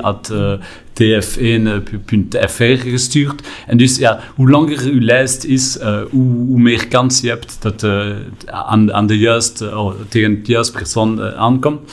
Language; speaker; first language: Dutch; non-native, local second language; French